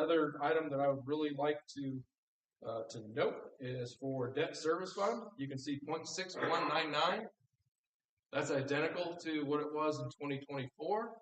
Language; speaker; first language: English; native; English